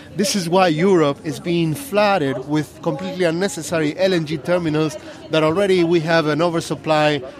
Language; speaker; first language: English; non-native, fluent; Spanish